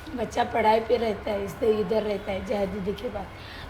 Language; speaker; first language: Hindi; non-native, local second language; Marathi